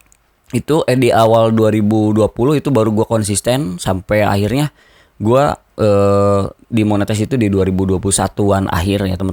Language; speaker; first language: Indonesian; native; Indonesian